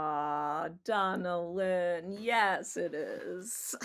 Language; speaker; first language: English; native; English